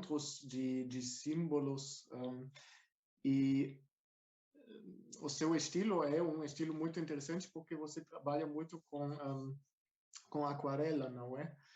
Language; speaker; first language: Portuguese; non-native, fluent; German